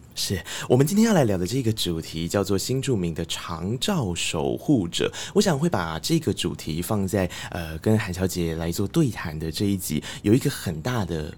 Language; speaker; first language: Chinese; native; Chinese